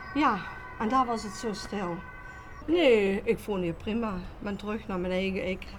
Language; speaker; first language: Dutch; native; Dutch